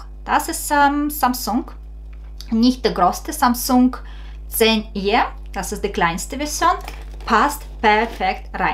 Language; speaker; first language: German; non-native, fluent; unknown